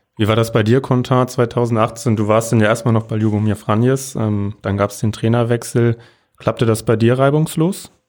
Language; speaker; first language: German; native; German